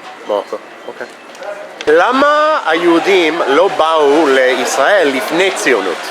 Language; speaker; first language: Hebrew; non-native, fluent; English